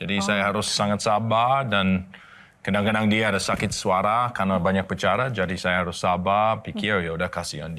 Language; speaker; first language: Indonesian; non-native, learner; English